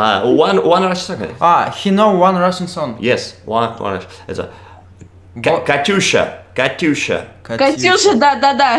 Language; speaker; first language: English; non-native, learner; Russian